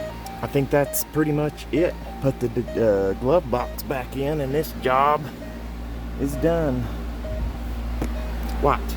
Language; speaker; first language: English; native; English